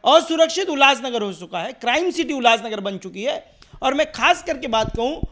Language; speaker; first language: Hindi; non-native, local second language; Marathi